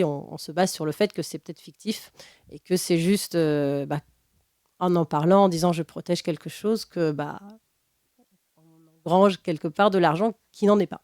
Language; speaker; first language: French; native; French